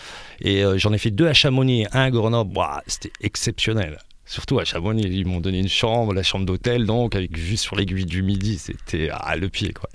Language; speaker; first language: French; early bilingual, other home language; Arabic